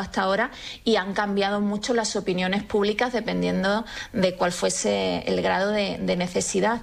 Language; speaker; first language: Spanish; native; Spanish